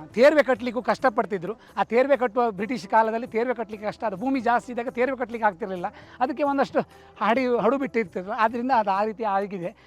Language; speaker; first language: Kannada; native; Kannada